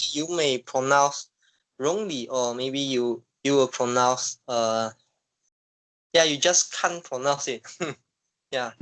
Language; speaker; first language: English; non-native, local second language; Chinese